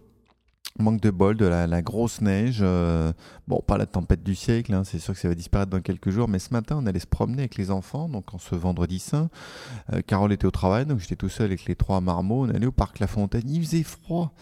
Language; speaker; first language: French; native; French